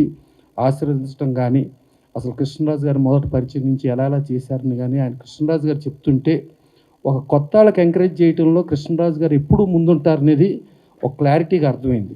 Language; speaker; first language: Telugu; native; Telugu